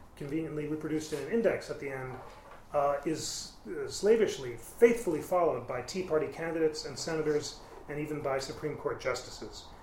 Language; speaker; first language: English; native; English